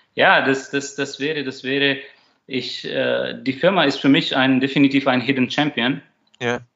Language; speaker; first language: German; non-native, fluent; Slovak